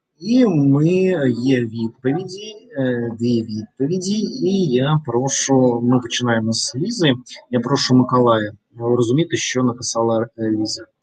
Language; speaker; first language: Ukrainian; non-native, learner; Russian